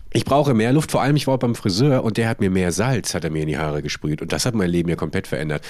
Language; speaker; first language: German; native; German